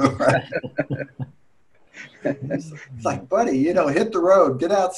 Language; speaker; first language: English; native; English